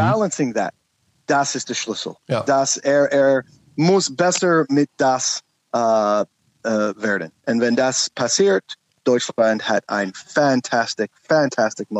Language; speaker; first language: German; non-native, learner; English